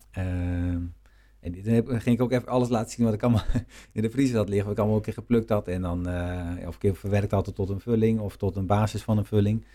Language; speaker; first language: Dutch; native; Dutch